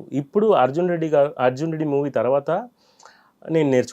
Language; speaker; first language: Telugu; non-native, learner; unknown